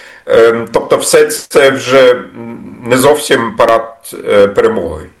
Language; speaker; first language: Ukrainian; non-native, fluent; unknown